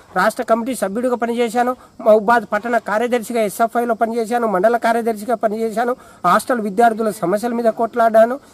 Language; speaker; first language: Telugu; non-native, local second language; Lambadi